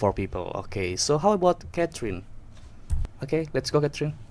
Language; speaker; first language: English; non-native, learner; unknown